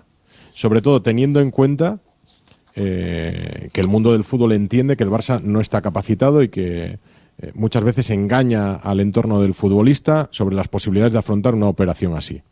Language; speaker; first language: Spanish; native; Spanish